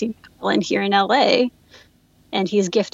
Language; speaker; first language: English; native; English